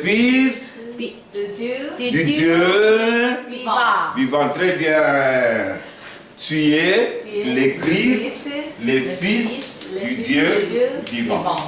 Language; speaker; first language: French; non-native, fluent; Korean